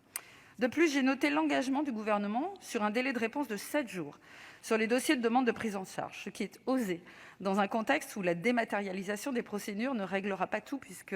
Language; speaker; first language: French; native; French